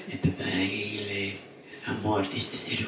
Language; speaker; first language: French; non-native, fluent; Dutch